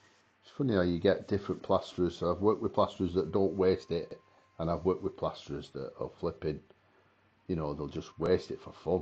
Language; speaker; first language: English; native; English